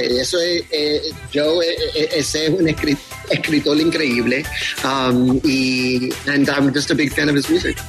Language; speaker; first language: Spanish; early bilingual, heritage; Spanish